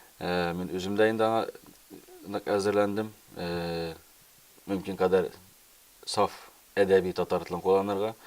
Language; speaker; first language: Tatar; early bilingual, heritage; Tatar